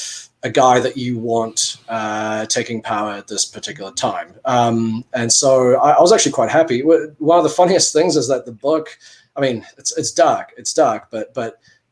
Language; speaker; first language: English; native; English